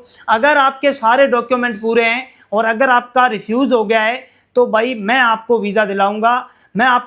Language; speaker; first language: Hindi; native; Hindi